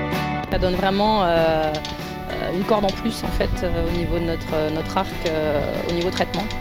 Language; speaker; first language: French; native; French